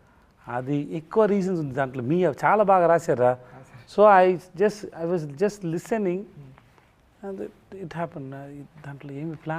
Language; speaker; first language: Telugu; non-native, learner; Tamil